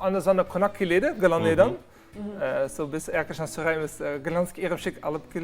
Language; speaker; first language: Kazakh; non-native, learner; Dutch